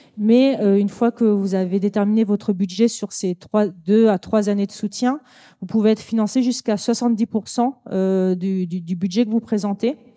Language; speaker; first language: French; native; French